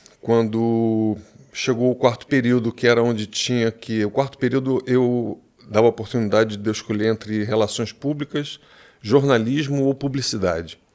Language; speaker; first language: Portuguese; native; Portuguese